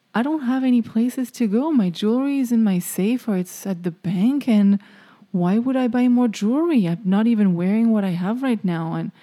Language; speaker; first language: English; non-native, fluent; French